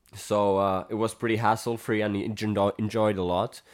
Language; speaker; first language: English; non-native, fluent; Finnish